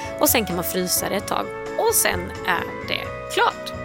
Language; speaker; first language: Swedish; native; Swedish